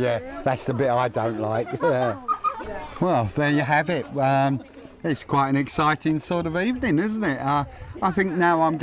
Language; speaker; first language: English; native; English